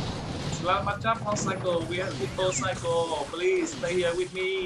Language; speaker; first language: English; non-native, learner; Vietnamese